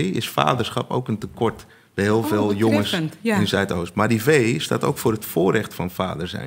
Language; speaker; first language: Dutch; native; Dutch